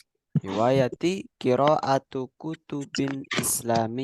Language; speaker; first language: Arabic; non-native, fluent; Indonesian